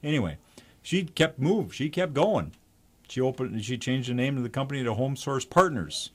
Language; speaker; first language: English; native; English